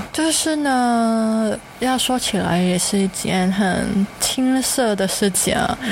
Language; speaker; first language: Chinese; non-native, local second language; Cantonese